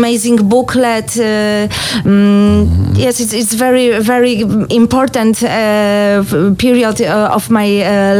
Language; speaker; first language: English; non-native, learner; Polish